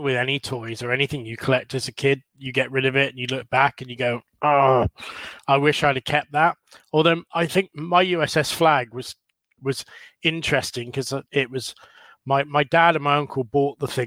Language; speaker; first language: English; native; English